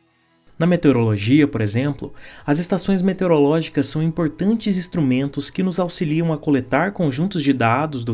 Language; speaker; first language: Portuguese; native; Portuguese